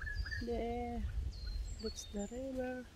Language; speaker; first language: English; non-native, learner; Filipino